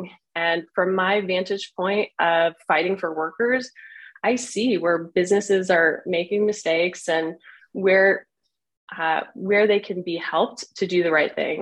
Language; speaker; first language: English; native; English